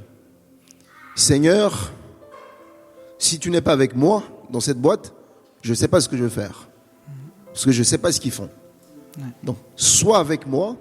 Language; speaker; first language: French; native; French